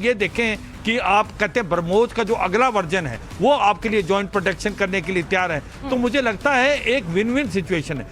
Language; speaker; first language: Hindi; native; Hindi